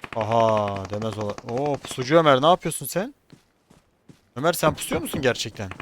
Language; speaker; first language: Turkish; native; Turkish